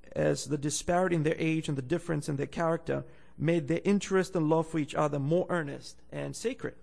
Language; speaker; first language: English; non-native, fluent; Bulgarian